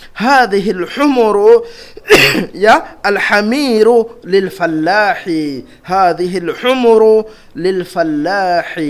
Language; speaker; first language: Arabic; non-native, fluent; Urdu